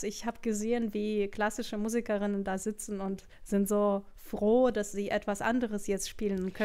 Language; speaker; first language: German; non-native, fluent; Russian